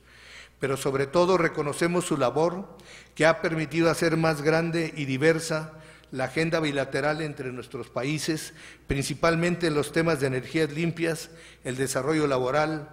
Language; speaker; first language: Spanish; native; Spanish